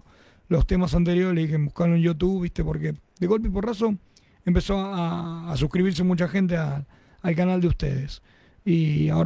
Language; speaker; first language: Spanish; native; Spanish